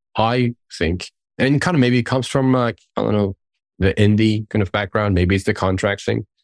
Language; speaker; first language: English; non-native, fluent; Persian